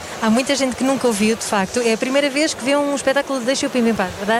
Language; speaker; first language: Portuguese; native; Portuguese